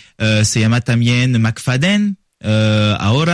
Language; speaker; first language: Spanish; non-native, learner; French